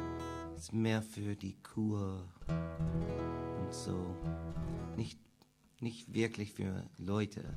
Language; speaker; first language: German; non-native, learner; English